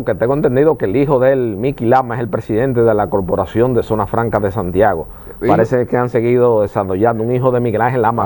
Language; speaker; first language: Spanish; native; Spanish